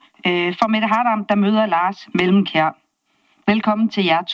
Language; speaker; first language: Danish; native; Danish